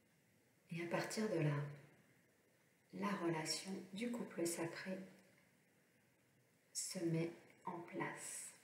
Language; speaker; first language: French; native; French